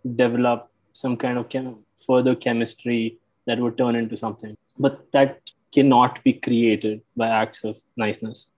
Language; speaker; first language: English; non-native, local second language; Hindi